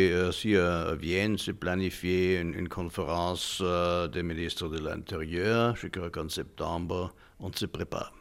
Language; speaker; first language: French; non-native, fluent; German